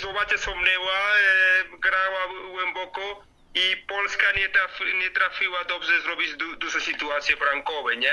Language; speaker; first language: Polish; non-native, learner; Spanish